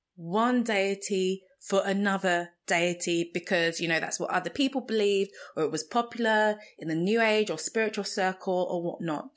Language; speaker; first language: English; non-native, local second language; Igbo